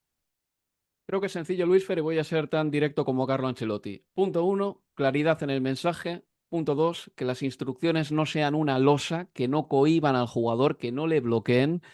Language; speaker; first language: Spanish; native; Spanish